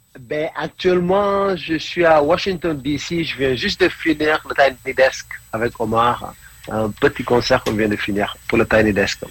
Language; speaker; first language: French; non-native, local second language; Mandingo